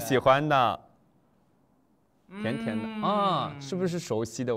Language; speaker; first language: Chinese; native; Chinese